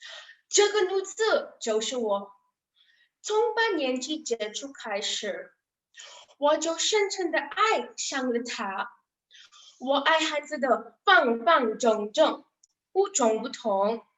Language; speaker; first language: Chinese; non-native, learner; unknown